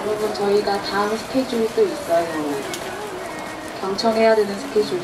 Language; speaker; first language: Korean; native; Korean